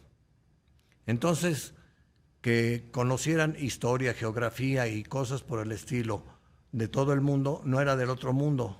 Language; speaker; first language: Spanish; native; Spanish